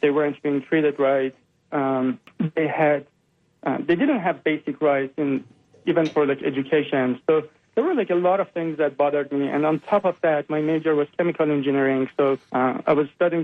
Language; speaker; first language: English; non-native, fluent; Persian